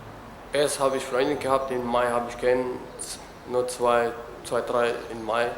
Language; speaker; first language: German; non-native, learner; Romany